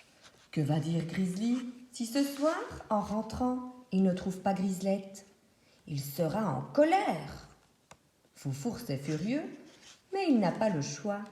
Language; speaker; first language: French; native; French